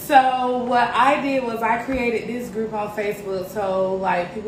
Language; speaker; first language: English; native; English